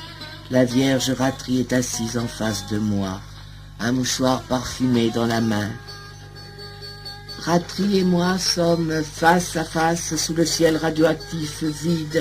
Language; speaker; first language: French; native; French